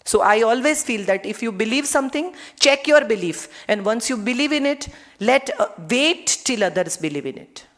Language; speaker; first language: English; non-native, local second language; Gujarati